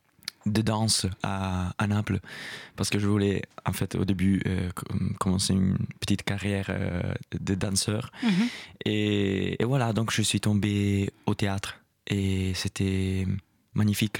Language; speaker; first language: French; non-native, fluent; Italian